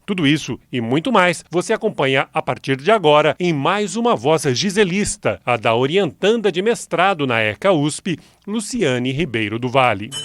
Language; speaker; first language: Portuguese; native; Portuguese